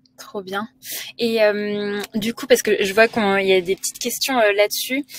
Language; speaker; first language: French; native; French